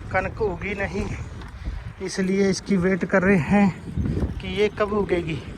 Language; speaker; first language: Hindi; non-native, local second language; Punjabi